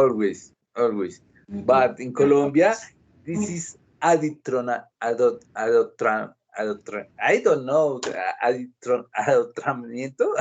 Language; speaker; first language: English; non-native, learner; Spanish